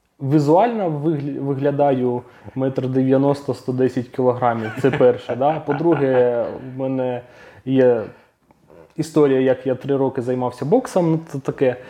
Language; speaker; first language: Ukrainian; non-native, local second language; Russian